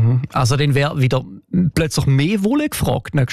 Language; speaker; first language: German; native; German